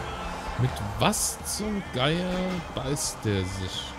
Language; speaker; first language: German; native; German